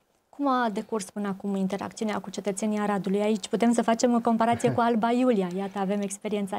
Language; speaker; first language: Romanian; native; Romanian